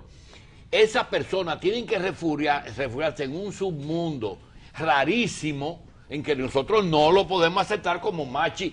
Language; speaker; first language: Spanish; native; Spanish